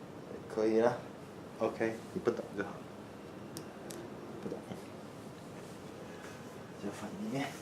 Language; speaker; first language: Chinese; non-native, learner; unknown